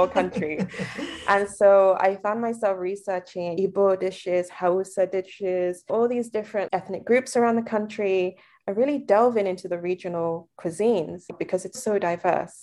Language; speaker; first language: English; non-native, local second language; Yoruba